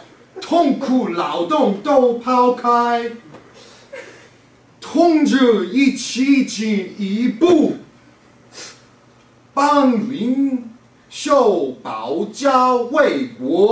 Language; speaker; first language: Chinese; non-native, learner; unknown